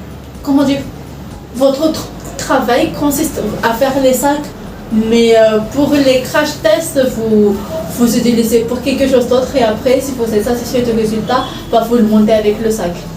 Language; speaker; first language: French; non-native, local second language; Malagasy